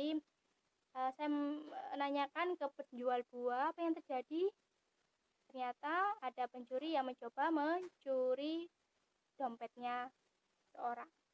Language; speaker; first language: Indonesian; native; Indonesian